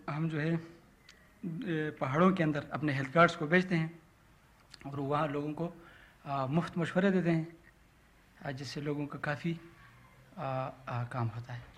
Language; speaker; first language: Urdu; non-native, local second language; Pashto